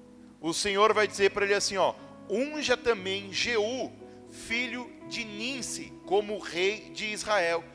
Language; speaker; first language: Portuguese; native; Portuguese